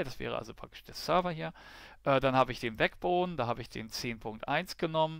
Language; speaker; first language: German; native; German